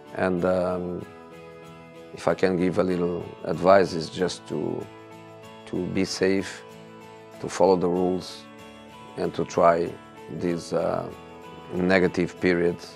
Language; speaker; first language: English; non-native, fluent; Portuguese